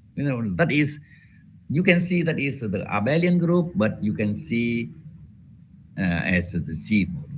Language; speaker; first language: English; non-native, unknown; Vietnamese